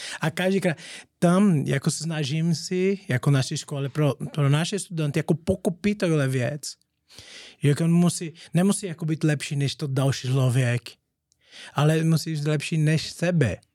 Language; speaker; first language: Czech; non-native, learner; Portuguese